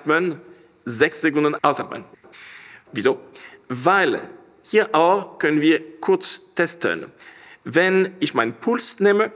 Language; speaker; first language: German; non-native, fluent; French